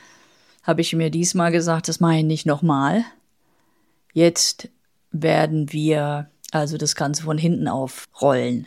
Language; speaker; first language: German; native; German